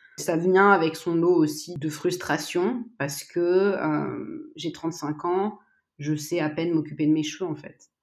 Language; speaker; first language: French; native; French